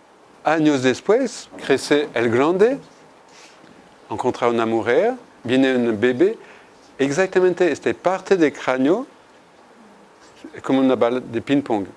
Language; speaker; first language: Spanish; non-native, fluent; French